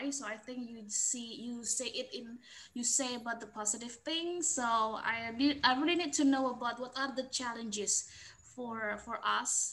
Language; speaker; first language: English; non-native, fluent; Indonesian